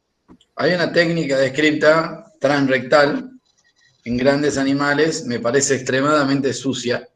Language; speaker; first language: Spanish; native; Spanish